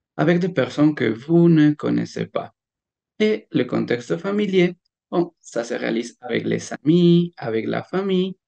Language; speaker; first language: French; non-native, fluent; Spanish